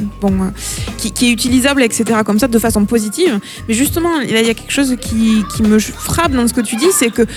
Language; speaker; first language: French; native; French